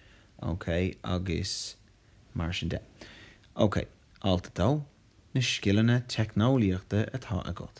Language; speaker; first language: Irish; non-native, local second language; English